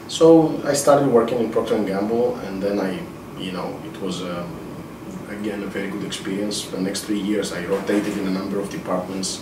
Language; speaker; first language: English; non-native, fluent; Greek